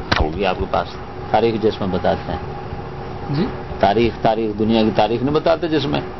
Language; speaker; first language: Urdu; non-native, local second language; Punjabi